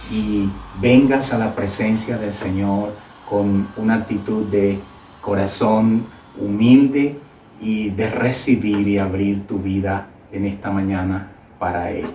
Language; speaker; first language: Spanish; native; Spanish